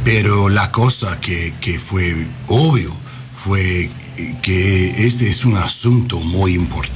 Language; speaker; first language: Spanish; non-native, learner; English